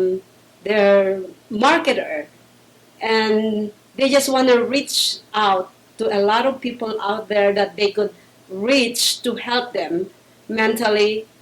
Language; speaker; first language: English; non-native, local second language; Filipino